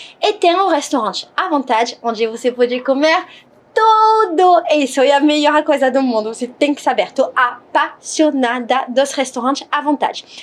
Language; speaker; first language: Portuguese; non-native, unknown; French